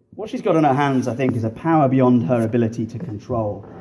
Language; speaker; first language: English; native; English